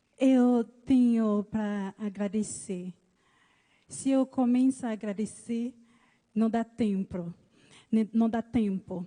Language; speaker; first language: Portuguese; non-native, learner; Haitian Creole